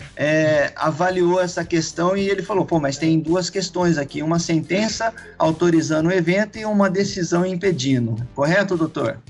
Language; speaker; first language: Portuguese; native; Portuguese